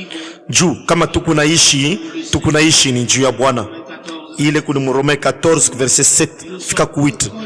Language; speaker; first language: Swahili; native; Swahili